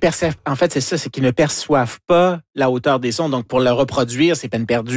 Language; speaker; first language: French; native; French